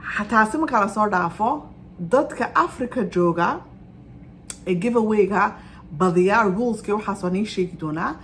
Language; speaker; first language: Somali; early bilingual, heritage; Somali